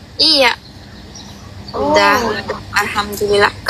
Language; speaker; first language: Indonesian; native; Indonesian